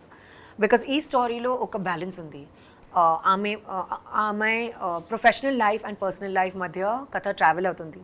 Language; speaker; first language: Telugu; non-native, fluent; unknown